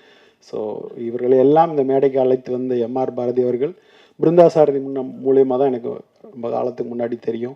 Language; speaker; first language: Tamil; native; Tamil